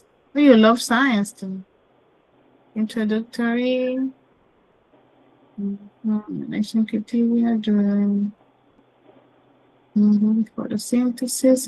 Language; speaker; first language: English; non-native, learner; Spanish